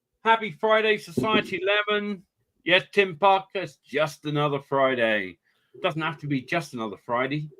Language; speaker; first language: English; native; English